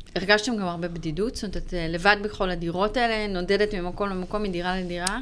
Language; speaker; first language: Hebrew; native; Hebrew